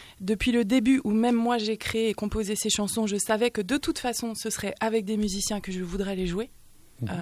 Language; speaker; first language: French; native; French